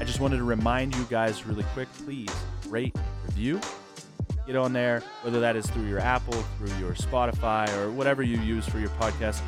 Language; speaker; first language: English; native; English